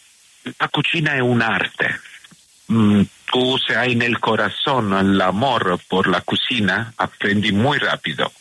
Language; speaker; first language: Spanish; non-native, learner; Italian